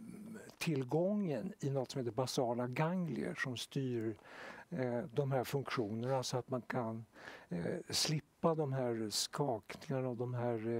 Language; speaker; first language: Swedish; native; Swedish